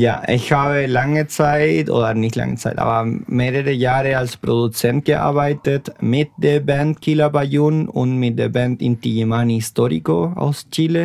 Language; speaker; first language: German; non-native, fluent; Spanish